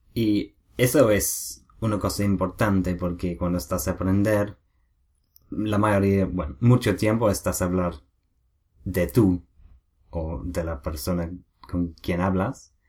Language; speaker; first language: Spanish; non-native, learner; English